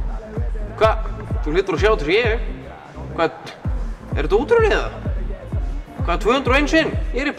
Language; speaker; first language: Icelandic; native; Icelandic